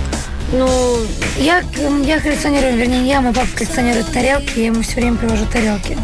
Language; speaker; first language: Russian; native; Russian